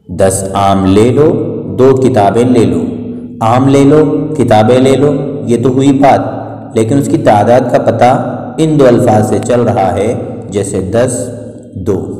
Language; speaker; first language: Urdu; native; Urdu